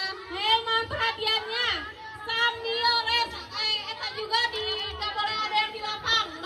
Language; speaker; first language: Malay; non-native, local second language; Sundanese